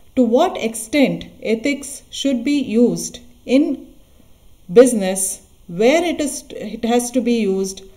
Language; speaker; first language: English; non-native, local second language; Kannada